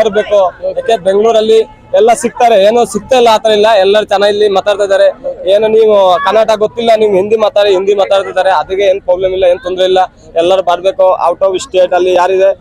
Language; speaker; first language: Kannada; non-native, fluent; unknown